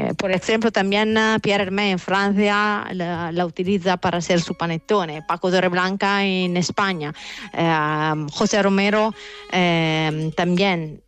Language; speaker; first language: Spanish; non-native, fluent; Italian